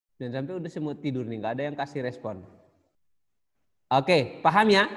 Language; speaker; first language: Indonesian; native; Indonesian